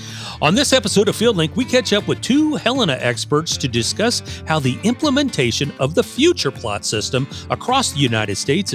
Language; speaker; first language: English; native; English